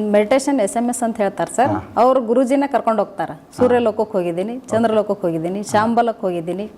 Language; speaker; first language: Kannada; native; Kannada